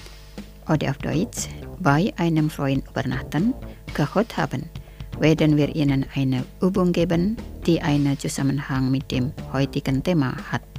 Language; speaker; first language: German; non-native, fluent; Indonesian